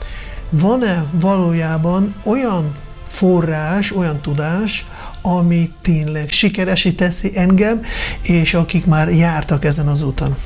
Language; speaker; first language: Hungarian; non-native, fluent; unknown